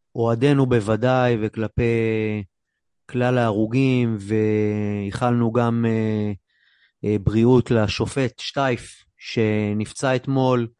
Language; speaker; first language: Hebrew; native; Hebrew